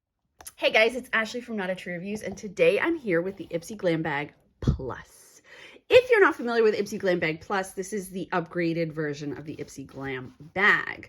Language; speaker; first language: English; native; English